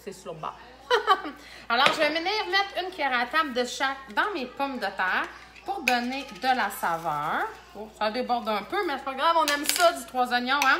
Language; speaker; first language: French; native; French